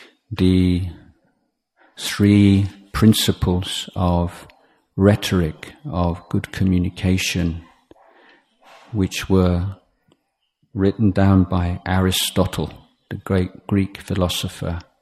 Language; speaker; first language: English; native; English